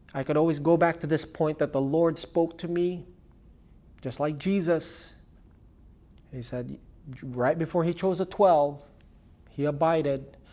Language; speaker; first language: English; early bilingual, other home language; Filipino